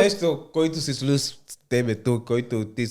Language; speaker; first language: Bulgarian; non-native, learner; Portuguese